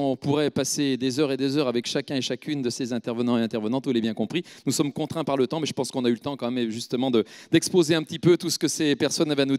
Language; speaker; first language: French; native; French